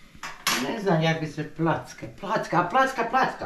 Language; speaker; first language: Polish; non-native, learner; Croatian